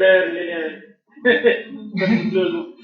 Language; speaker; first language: Turkish; non-native, learner; Spanish